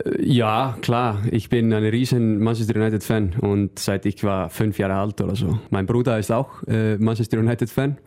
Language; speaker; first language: German; non-native, learner; Icelandic